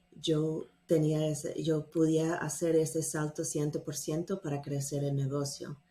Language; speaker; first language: Spanish; non-native, fluent; English